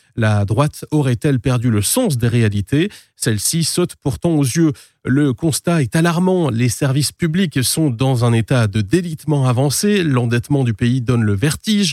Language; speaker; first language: French; native; French